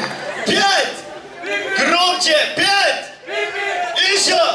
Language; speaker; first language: Russian; non-native, learner; Turkish